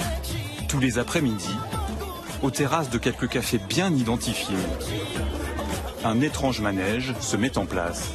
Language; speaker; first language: French; native; French